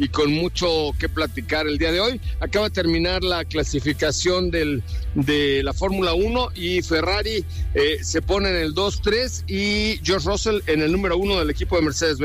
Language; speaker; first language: Spanish; native; Spanish